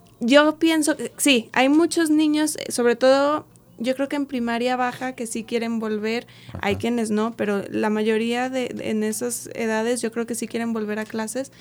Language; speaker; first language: Spanish; native; Spanish